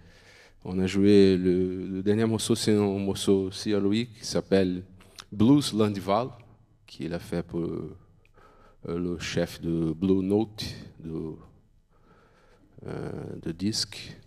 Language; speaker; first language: French; non-native, fluent; Portuguese